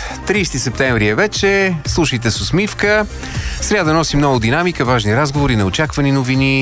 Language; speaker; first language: Bulgarian; native; Bulgarian